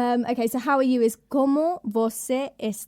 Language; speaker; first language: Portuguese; non-native, learner; English